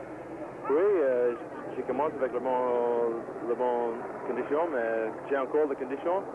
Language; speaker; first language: French; non-native, learner; Swiss German